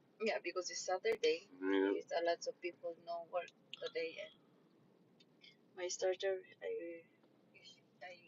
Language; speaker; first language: English; non-native, local second language; Filipino